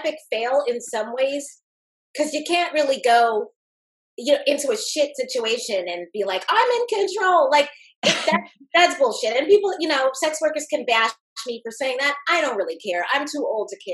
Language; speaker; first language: English; native; English